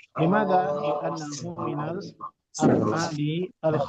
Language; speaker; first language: Arabic; non-native, fluent; Indonesian